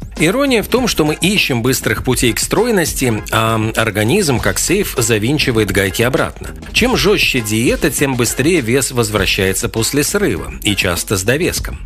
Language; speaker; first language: Russian; native; Russian